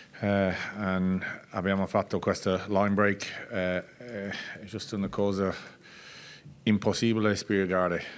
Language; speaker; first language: Italian; non-native, learner; English